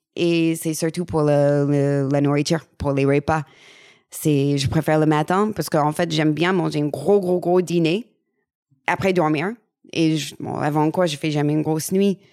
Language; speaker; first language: French; non-native, fluent; English